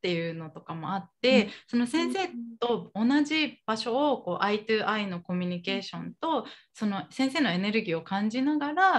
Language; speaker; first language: Japanese; native; Japanese